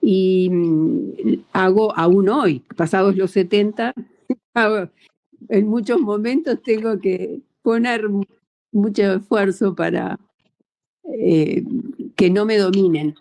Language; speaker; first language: Spanish; native; Spanish